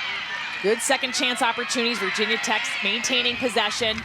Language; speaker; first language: English; native; English